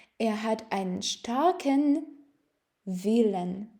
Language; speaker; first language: German; non-native, fluent; Ukrainian